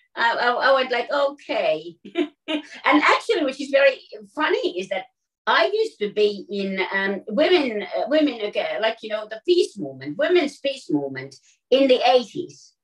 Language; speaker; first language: English; non-native, fluent; Finnish